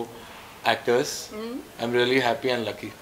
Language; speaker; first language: Nepali; non-native, learner; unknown